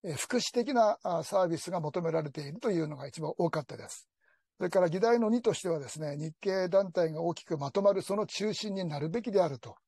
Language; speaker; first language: Japanese; native; Japanese